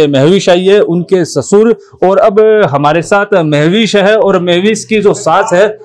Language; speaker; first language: Hindi; native; Hindi